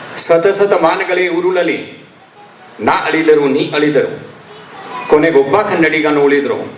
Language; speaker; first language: Kannada; non-native, local second language; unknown